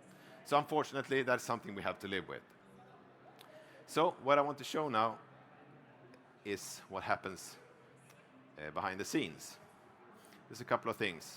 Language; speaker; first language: English; non-native, fluent; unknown